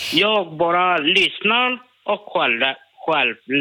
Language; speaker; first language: Swedish; non-native, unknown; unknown